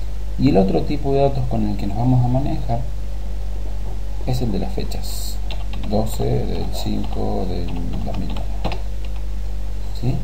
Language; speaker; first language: Spanish; native; Spanish